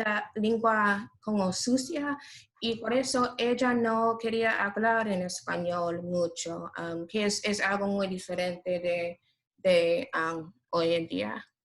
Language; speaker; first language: Spanish; non-native, learner; English